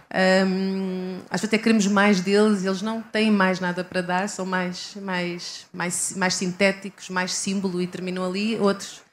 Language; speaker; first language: Portuguese; native; Portuguese